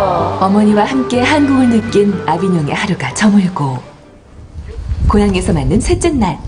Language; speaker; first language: Korean; native; Korean